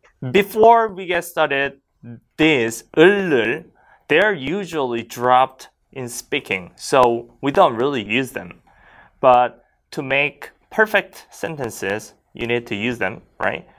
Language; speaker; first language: English; non-native, fluent; Korean